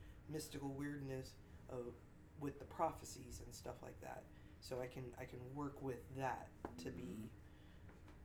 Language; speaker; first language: English; native; English